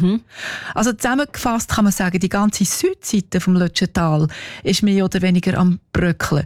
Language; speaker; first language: German; native; German